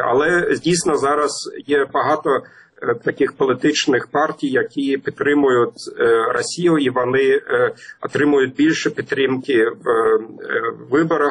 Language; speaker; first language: Ukrainian; non-native, fluent; German